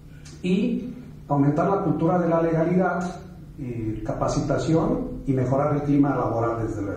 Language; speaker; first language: Spanish; native; Spanish